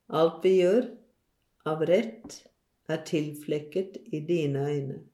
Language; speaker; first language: Norwegian; native; Norwegian